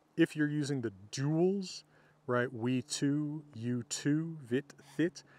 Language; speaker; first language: English; native; English